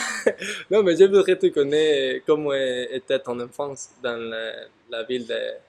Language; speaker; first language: French; non-native, learner; Spanish